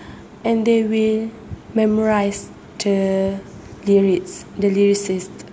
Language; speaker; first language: English; non-native, learner; Malay